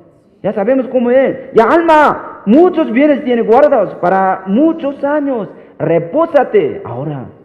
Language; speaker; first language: Spanish; non-native, fluent; Korean